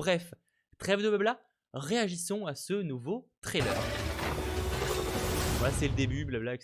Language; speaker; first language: French; native; French